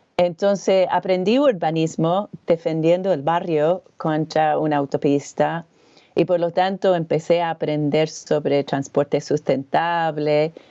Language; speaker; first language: Spanish; non-native, fluent; English